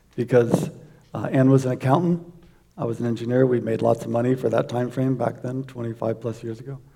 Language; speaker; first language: English; native; English